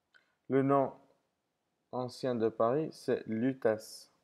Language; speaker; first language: French; non-native, fluent; English